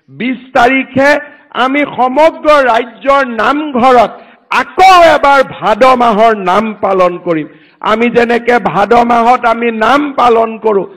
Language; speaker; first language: Assamese; native; Assamese